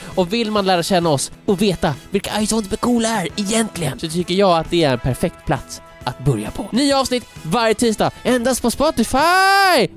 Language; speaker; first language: Swedish; native; Swedish